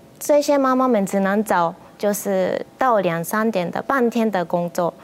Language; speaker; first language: Chinese; non-native, fluent; Japanese